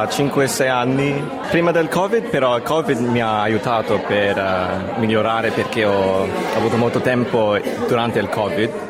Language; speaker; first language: Italian; non-native, fluent; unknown